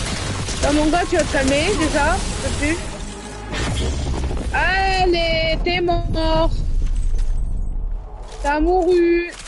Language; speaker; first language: French; native; French